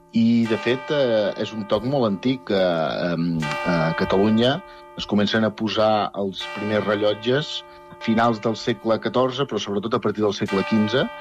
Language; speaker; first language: Catalan; native; Catalan